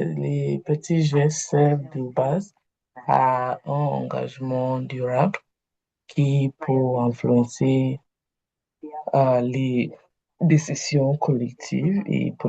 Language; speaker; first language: French; non-native, learner; Igbo